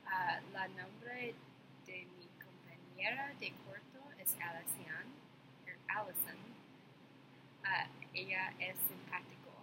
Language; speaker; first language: Spanish; non-native, learner; English